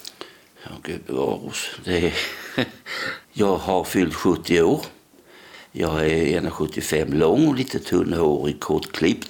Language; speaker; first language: Swedish; native; Swedish